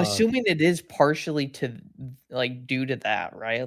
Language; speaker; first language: English; native; English